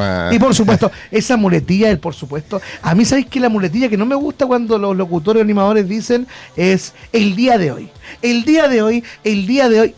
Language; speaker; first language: Spanish; native; Spanish